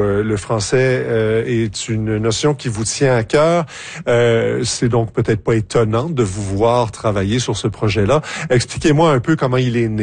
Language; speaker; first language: French; native; French